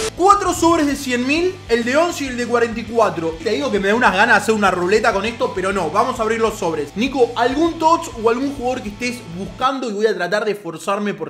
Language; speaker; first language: Spanish; native; Spanish